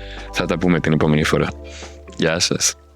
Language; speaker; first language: Greek; non-native, fluent; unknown